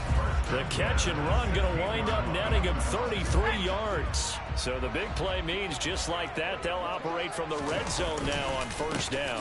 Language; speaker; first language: English; native; English